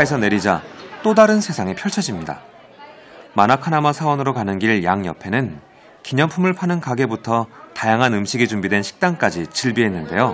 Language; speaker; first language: Korean; native; Korean